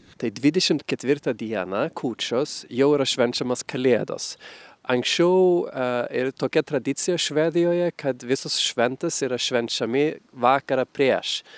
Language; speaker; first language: Lithuanian; non-native, fluent; Swedish